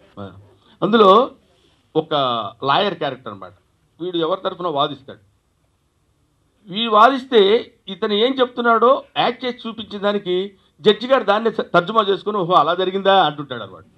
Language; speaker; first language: Telugu; native; Telugu